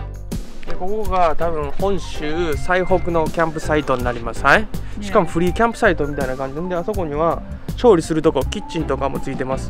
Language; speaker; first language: Japanese; native; Japanese